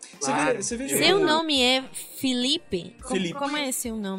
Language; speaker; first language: Portuguese; non-native, learner; Spanish